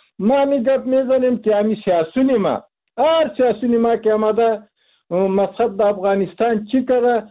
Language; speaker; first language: Persian; non-native, local second language; Pashto